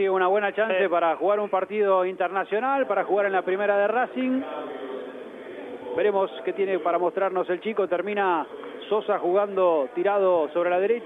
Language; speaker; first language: Spanish; native; Spanish